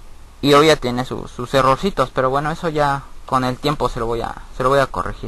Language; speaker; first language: Spanish; native; Spanish